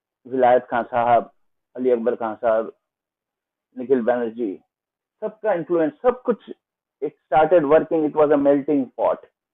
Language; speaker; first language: Hindi; non-native, local second language; Bangla